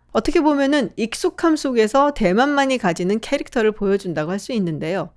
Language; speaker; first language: Korean; native; Korean